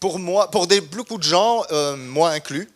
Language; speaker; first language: French; native; French